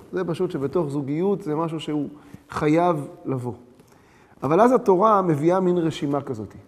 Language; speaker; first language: Hebrew; early bilingual, other home language; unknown